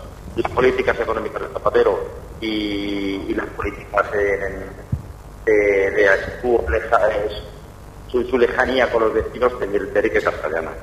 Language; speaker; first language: Spanish; native; Spanish